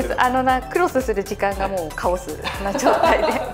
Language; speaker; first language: Japanese; native; Japanese